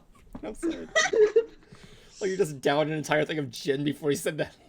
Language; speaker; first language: English; native; English